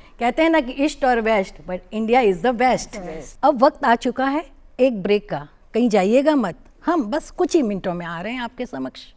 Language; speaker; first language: Hindi; native; Hindi